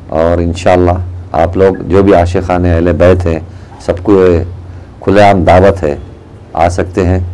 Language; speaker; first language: Urdu; native; Urdu